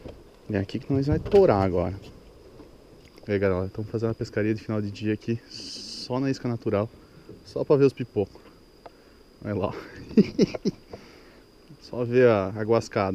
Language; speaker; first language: Portuguese; native; Portuguese